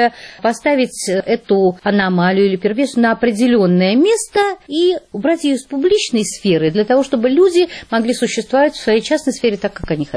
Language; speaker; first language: Russian; native; Russian